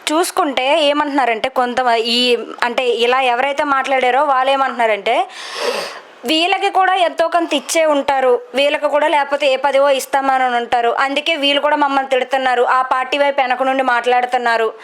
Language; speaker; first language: Telugu; native; Telugu